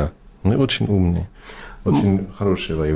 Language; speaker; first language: Russian; non-native, fluent; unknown